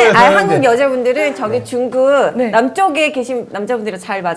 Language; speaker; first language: Korean; native; Korean